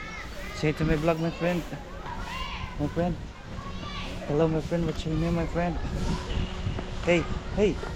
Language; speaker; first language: English; non-native, learner; Cebuano